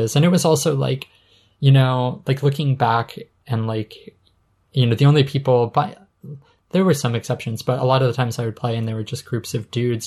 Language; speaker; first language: English; native; English